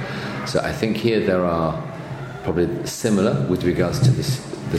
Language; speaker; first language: English; native; English